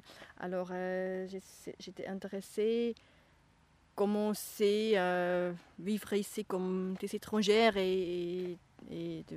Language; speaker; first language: French; non-native, fluent; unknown